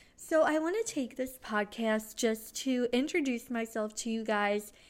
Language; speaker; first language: English; native; English